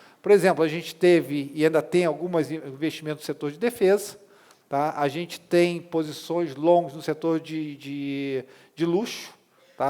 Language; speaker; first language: Portuguese; non-native, fluent; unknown